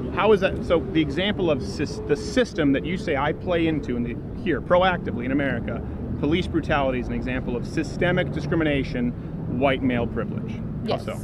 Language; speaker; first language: English; native; English